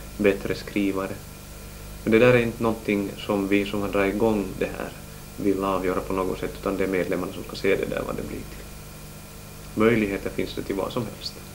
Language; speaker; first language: Swedish; native; Swedish